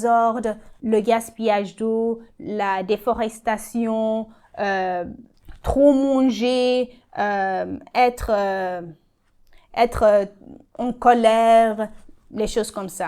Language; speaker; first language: French; non-native, learner; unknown